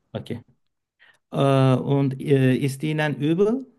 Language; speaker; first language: German; non-native, learner; Turkish